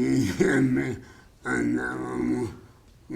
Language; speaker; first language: Spanish; non-native, fluent; English